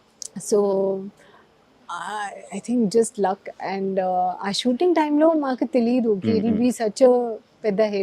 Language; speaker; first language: Telugu; non-native, learner; Hindi